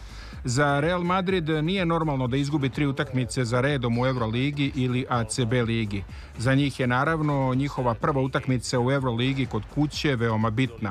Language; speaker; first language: Serbian; native; Serbian